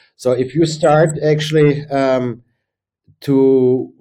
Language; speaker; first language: English; non-native, fluent; German